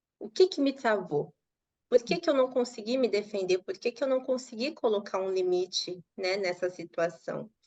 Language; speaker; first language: Portuguese; native; Portuguese